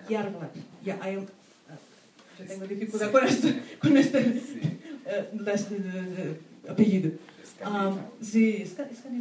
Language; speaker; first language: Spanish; non-native, fluent; Portuguese